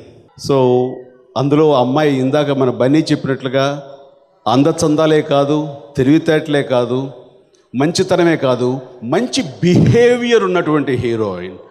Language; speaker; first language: Telugu; native; Telugu